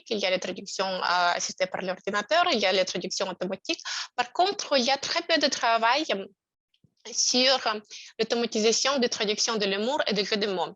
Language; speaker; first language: French; non-native, fluent; Russian